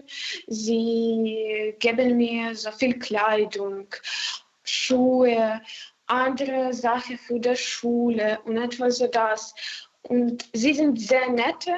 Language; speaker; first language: German; non-native, learner; Ukrainian